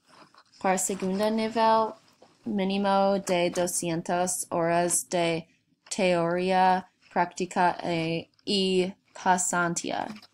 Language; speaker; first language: Spanish; non-native, learner; English